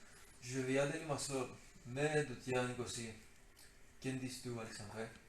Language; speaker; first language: French; non-native, learner; Greek